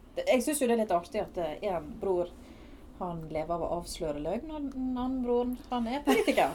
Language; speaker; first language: Norwegian; native; Norwegian